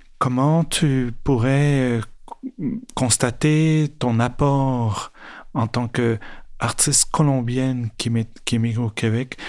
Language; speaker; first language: French; non-native, fluent; Spanish